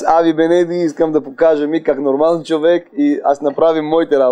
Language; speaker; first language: Bulgarian; non-native, learner; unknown